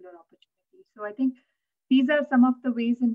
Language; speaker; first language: English; non-native, local second language; Gujarati